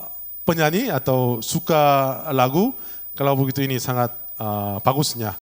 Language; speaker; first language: Indonesian; non-native, learner; Korean